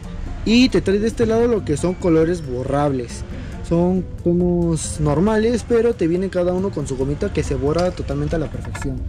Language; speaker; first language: Spanish; native; Spanish